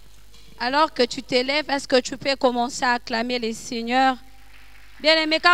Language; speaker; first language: French; non-native, local second language; Lingala